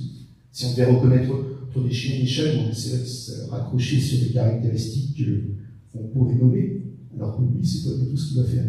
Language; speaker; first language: French; native; French